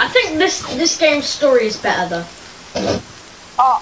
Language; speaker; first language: English; native; English